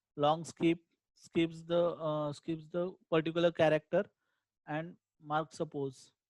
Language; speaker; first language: English; non-native, local second language; Marathi